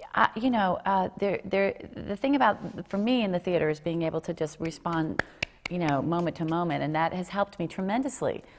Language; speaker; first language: English; native; English